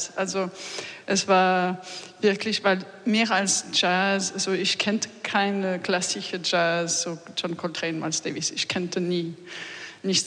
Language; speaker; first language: German; non-native, learner; French